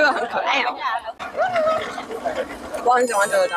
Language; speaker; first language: Chinese; non-native, fluent; Mongolian